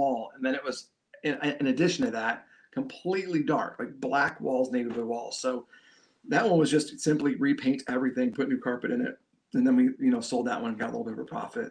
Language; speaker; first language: English; native; English